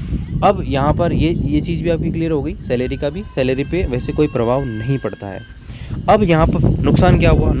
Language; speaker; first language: Hindi; native; Hindi